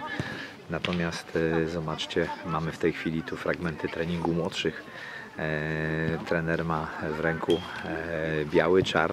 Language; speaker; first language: Polish; native; Polish